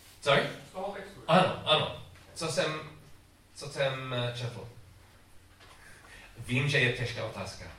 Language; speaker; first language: Czech; non-native, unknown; English